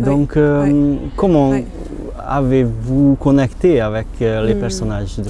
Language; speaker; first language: French; non-native, learner; Hungarian